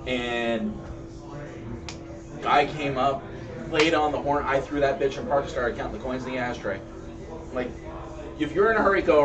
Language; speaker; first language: English; native; English